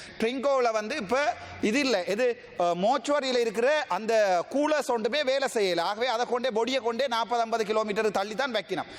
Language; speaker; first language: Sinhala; non-native, local second language; Tamil